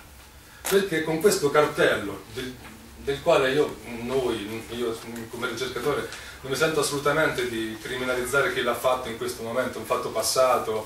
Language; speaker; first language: Italian; native; Italian